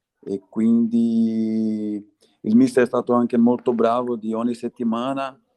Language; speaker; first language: Italian; non-native, fluent; Portuguese